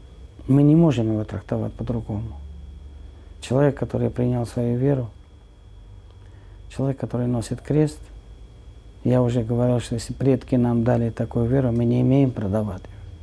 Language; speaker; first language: Russian; non-native, local second language; Georgian